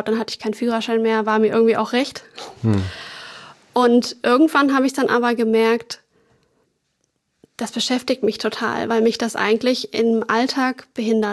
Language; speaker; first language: German; native; German